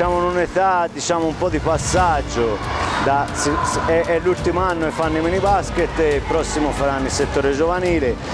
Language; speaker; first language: Italian; native; Italian